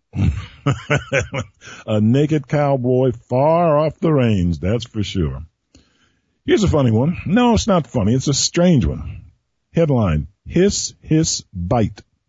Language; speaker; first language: English; native; English